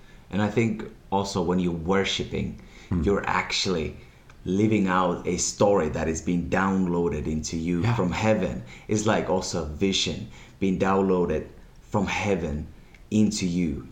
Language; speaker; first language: English; non-native, fluent; Finnish